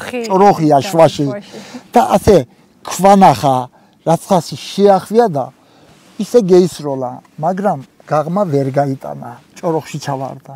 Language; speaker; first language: Georgian; early bilingual, heritage; Georgian